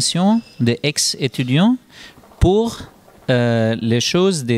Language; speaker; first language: French; non-native, learner; German